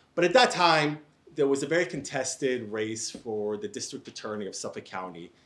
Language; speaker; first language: English; native; English